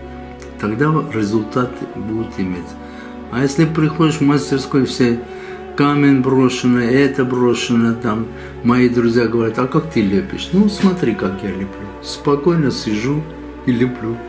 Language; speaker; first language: Russian; non-native, local second language; Armenian